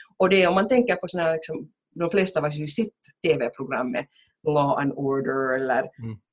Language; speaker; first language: Swedish; native; Swedish